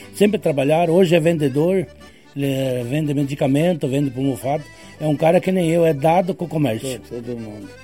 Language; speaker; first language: Portuguese; native; Portuguese